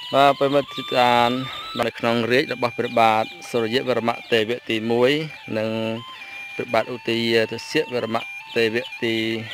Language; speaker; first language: Khmer; native; Khmer